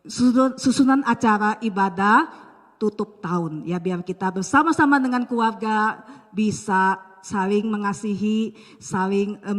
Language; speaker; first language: Malay; native; Malay